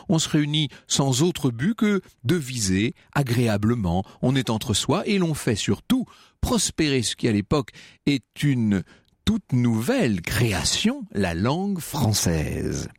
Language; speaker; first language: French; native; French